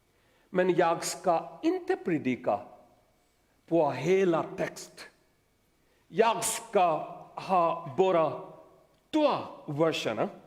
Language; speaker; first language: Swedish; non-native, learner; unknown